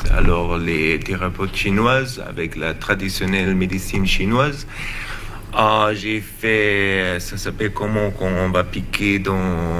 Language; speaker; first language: French; non-native, learner; German